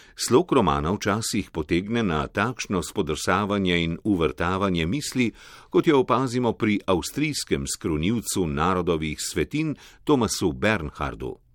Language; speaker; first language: Slovenian; native; Slovenian